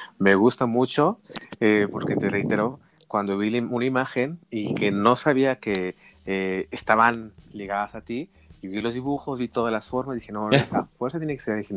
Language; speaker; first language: Spanish; native; Spanish